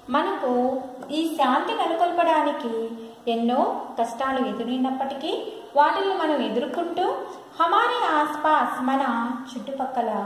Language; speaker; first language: Hindi; non-native, local second language; Telugu